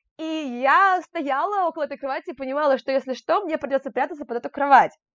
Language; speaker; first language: Russian; native; Russian